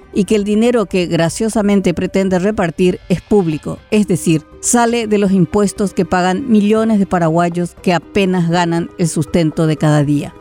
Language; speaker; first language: Spanish; native; Spanish